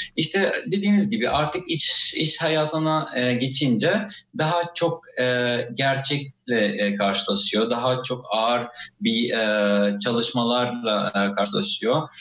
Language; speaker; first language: Turkish; non-native, fluent; Arabic